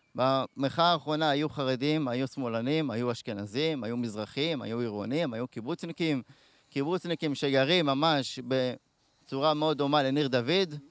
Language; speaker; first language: Hebrew; native; Hebrew